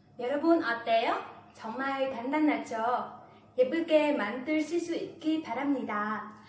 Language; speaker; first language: Korean; non-native, learner; Vietnamese